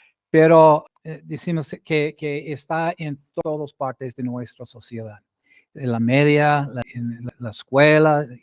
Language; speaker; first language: Spanish; non-native, fluent; English